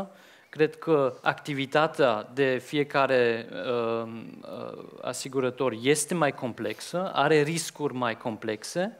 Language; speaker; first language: Romanian; non-native, fluent; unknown